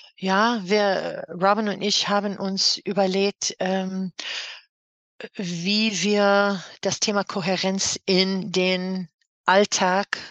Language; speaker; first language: German; non-native, fluent; English